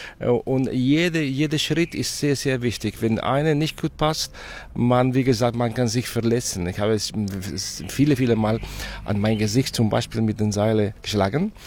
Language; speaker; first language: German; non-native, fluent; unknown